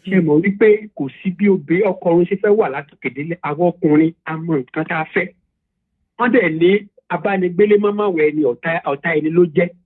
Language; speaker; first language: Yoruba; native; Yoruba